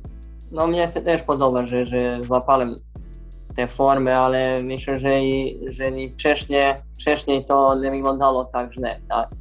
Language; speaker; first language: Polish; non-native, learner; Serbian